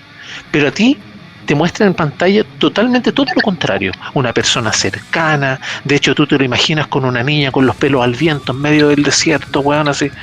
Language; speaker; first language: Spanish; native; Spanish